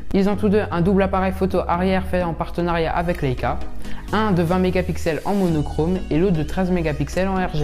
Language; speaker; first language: French; native; French